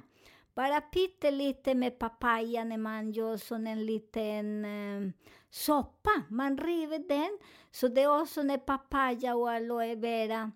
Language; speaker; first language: Swedish; non-native, learner; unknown